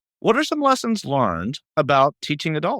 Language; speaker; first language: English; native; English